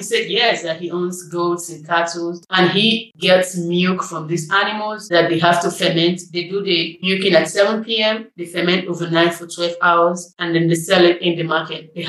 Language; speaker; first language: English; non-native, local second language; Igbo